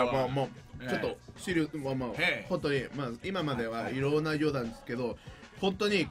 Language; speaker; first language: Japanese; non-native, learner; Spanish